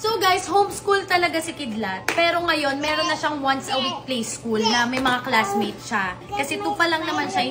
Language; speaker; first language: Filipino; native; Filipino